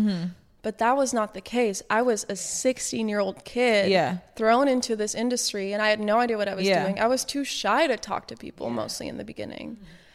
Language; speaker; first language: English; non-native, fluent; Dutch